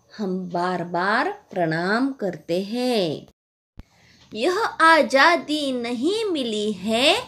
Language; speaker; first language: Hindi; non-native, local second language; Marathi